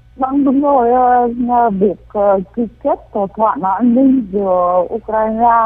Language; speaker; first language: Vietnamese; non-native, fluent; Ukrainian